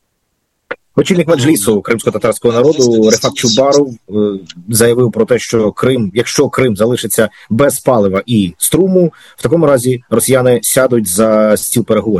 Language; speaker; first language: Ukrainian; native; Ukrainian